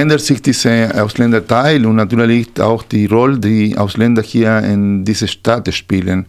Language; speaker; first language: German; non-native, fluent; Spanish